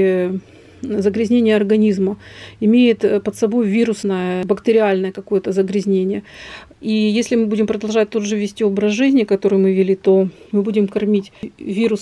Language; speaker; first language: Russian; native; Russian